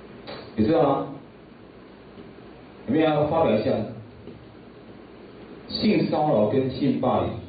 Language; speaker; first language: Chinese; native; Chinese